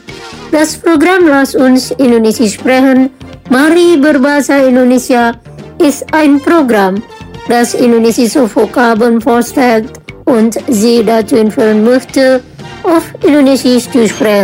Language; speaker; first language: German; non-native, learner; Indonesian